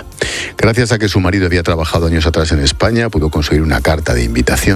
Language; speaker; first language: Spanish; native; Spanish